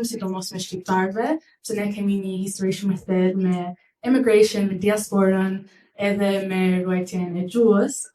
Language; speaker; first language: Albanian; early bilingual, heritage; English